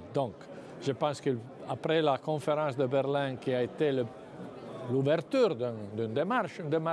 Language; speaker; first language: French; non-native, fluent; Italian